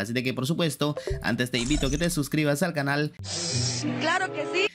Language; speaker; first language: Spanish; native; Spanish